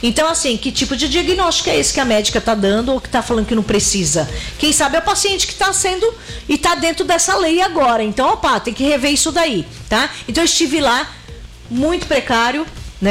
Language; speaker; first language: Portuguese; native; Portuguese